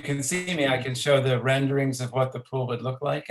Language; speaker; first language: English; native; English